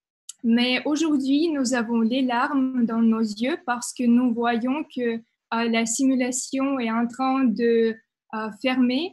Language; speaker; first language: French; non-native, fluent; Russian